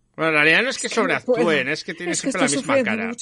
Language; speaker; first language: Spanish; native; Spanish